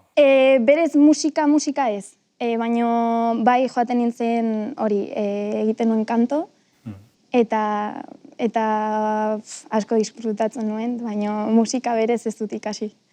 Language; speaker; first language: Basque; non-native, local second language; Spanish